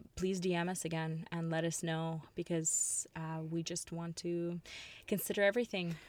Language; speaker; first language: English; early bilingual, other home language; Russian